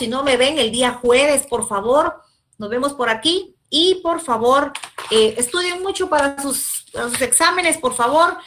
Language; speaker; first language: Spanish; native; Spanish